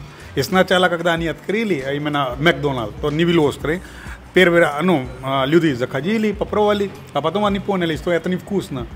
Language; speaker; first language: Russian; non-native, fluent; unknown